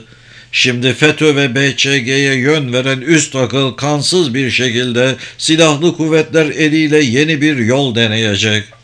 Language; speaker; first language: Turkish; native; Turkish